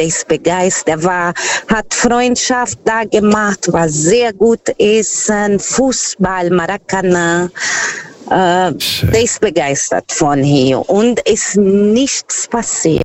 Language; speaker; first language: German; non-native, fluent; Portuguese